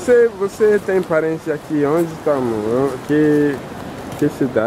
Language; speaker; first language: Portuguese; non-native, fluent; English